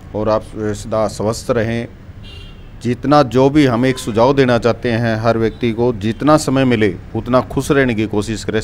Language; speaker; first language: Hindi; native; Hindi